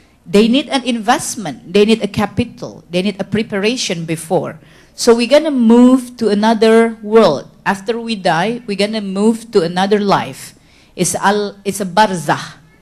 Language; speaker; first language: English; non-native, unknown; Indonesian